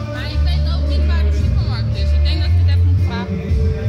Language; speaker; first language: Dutch; non-native, fluent; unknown